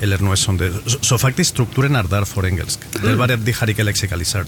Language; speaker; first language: Norwegian; non-native, fluent; Spanish